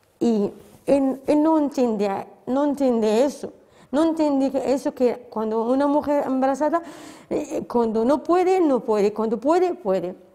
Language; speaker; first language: Spanish; non-native, learner; Arabic